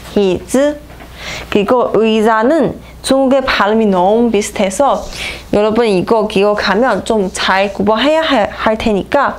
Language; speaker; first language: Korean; non-native, fluent; Chinese